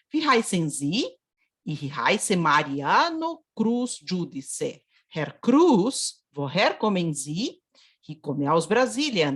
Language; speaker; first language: German; non-native, fluent; Portuguese